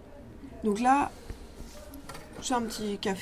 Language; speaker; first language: French; native; French